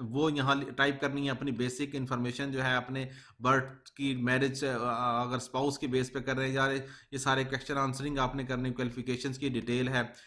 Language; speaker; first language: Urdu; native; Urdu